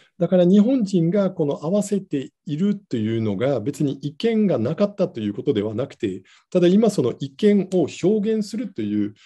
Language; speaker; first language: Japanese; non-native, fluent; Dutch